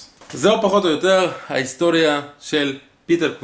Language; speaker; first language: Hebrew; native; Hebrew